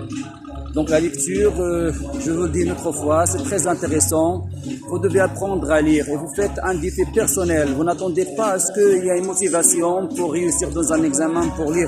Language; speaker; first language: French; non-native, local second language; Arabic